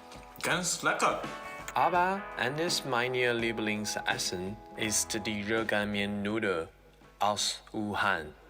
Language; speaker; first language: German; non-native, learner; Chinese